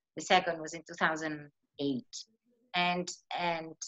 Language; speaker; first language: English; non-native, fluent; Spanish